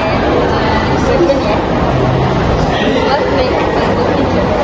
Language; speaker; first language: English; non-native, learner; Indonesian